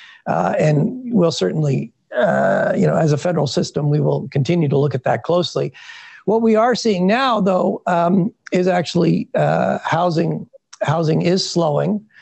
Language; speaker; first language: English; native; English